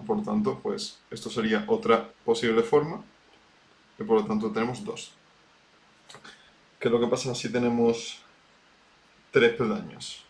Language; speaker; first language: Spanish; native; Spanish